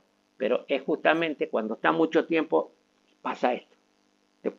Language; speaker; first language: Spanish; native; Spanish